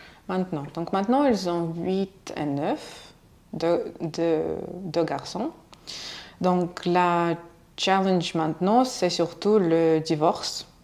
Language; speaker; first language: French; non-native, fluent; Russian